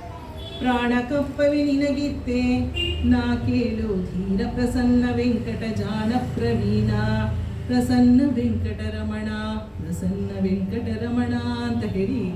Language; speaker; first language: Kannada; native; Kannada